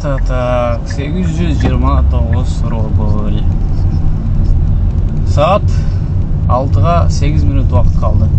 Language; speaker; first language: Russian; non-native, local second language; Kyrgyz